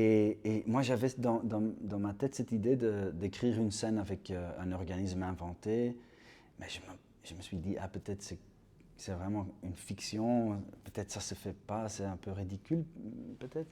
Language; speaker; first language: French; non-native, local second language; Dutch